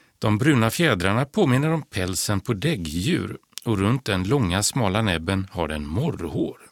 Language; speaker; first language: Swedish; native; Swedish